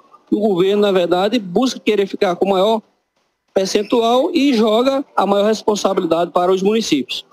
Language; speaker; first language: Portuguese; native; Portuguese